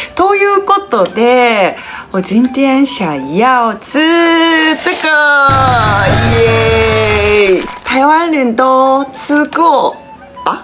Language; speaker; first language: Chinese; non-native, learner; Japanese